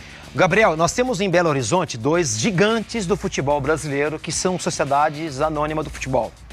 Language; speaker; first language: Portuguese; native; Portuguese